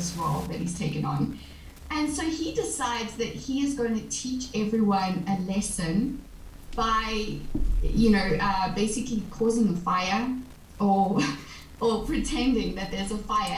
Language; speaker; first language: English; native; English